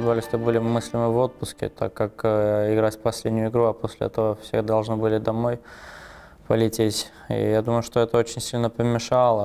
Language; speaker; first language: Russian; non-native, fluent; Armenian